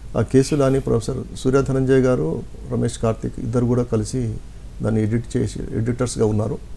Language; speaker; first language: Telugu; non-native, local second language; Lambadi